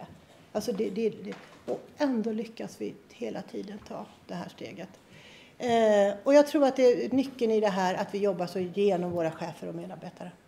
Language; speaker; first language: Swedish; native; Swedish